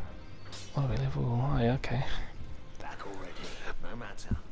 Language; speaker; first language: English; native; English